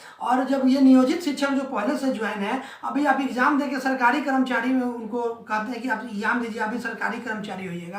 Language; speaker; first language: Hindi; native; Hindi